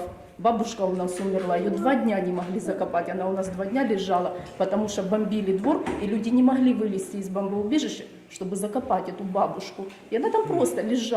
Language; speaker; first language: Russian; native; Russian